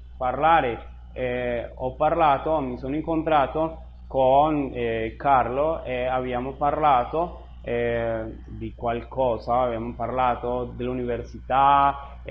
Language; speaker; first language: Italian; non-native, fluent; Spanish